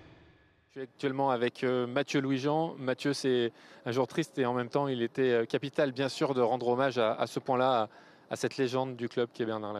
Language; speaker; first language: French; native; French